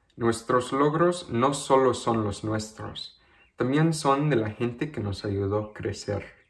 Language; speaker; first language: Spanish; early bilingual, other home language; English